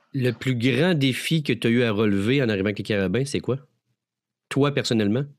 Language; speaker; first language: French; native; French